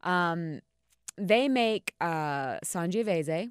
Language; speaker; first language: English; native; English